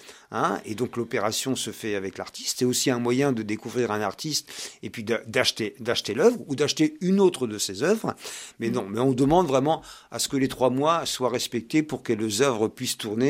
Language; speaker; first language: French; native; French